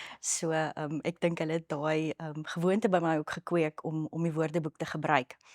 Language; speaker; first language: Afrikaans; native; Afrikaans